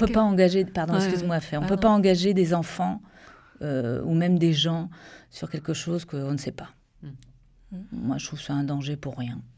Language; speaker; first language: French; native; French